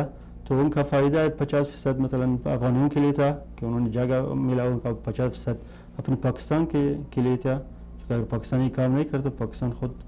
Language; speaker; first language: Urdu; non-native, fluent; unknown